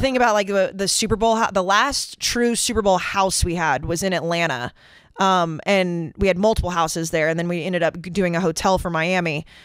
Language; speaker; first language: English; native; English